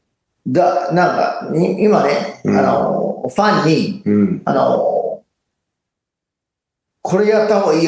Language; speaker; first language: Japanese; non-native, fluent; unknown